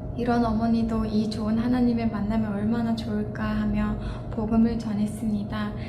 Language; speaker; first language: Korean; non-native, fluent; Mongolian